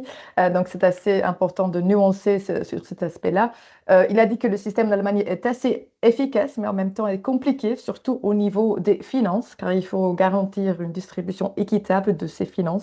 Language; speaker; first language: French; native; French